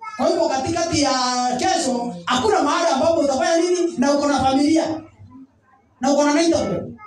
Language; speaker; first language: Swahili; non-native, local second language; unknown